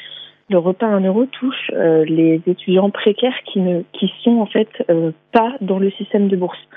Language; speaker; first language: French; native; French